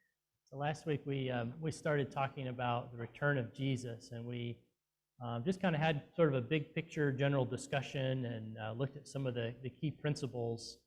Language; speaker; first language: English; native; English